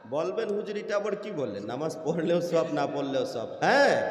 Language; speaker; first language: Bangla; non-native, local second language; Assamese